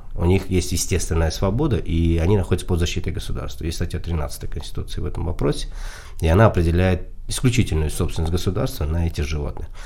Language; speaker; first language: Russian; non-native, local second language; Tajik